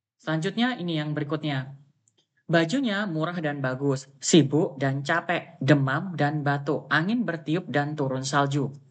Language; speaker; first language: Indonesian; native; Indonesian